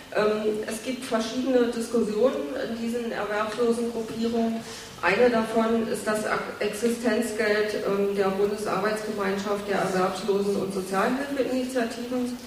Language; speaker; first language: German; native; German